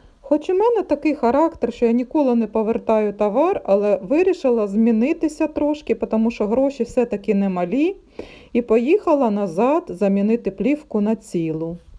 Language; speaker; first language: Ukrainian; non-native, local second language; Russian